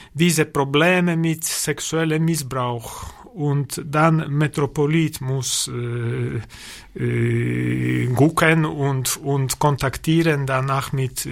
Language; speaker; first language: German; non-native, learner; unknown